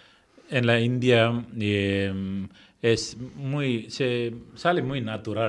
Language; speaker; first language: Spanish; non-native, fluent; Tamil